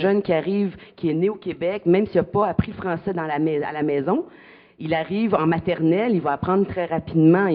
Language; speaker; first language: French; native; French